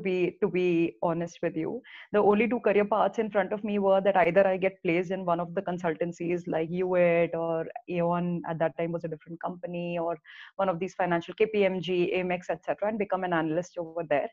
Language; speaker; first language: English; non-native, local second language; Hindi